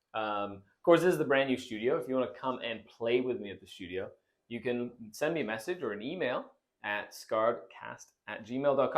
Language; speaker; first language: English; native; English